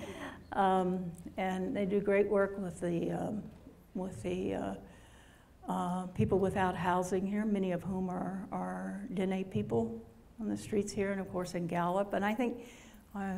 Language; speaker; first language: English; native; English